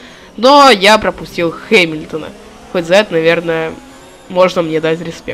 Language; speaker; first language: Russian; native; Russian